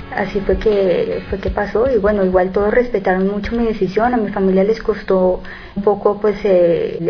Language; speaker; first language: Spanish; native; Spanish